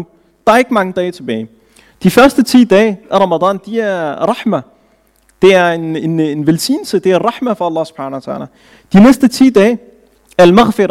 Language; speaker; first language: Danish; early bilingual, other home language; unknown